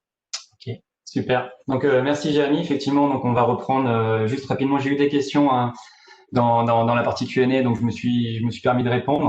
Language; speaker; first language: French; native; French